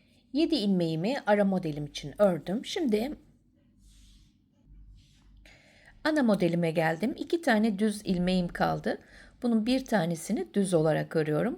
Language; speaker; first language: Turkish; native; Turkish